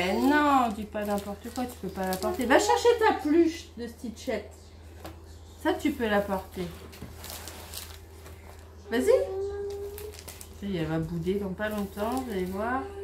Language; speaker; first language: French; native; French